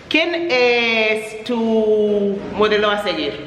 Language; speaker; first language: Spanish; non-native, fluent; English